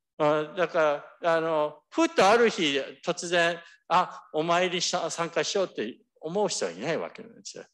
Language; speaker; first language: Japanese; early bilingual, heritage; Japanese